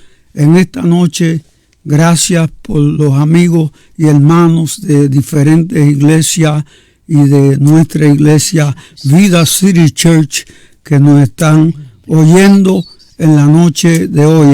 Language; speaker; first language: Spanish; native; Spanish